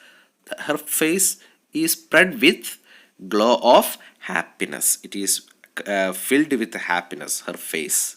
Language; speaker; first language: English; non-native, local second language; Malayalam